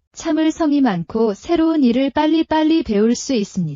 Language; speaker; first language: Korean; non-native, learner; Nepali